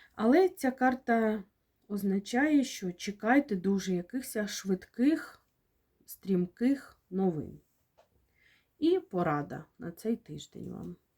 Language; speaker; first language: Ukrainian; non-native, local second language; Russian